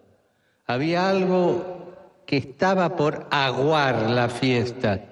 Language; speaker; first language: Spanish; native; Spanish